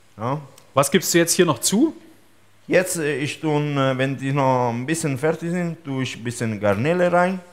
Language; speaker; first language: German; non-native, fluent; Italian